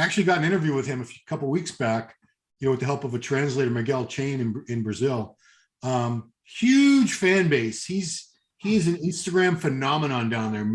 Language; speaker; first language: English; native; English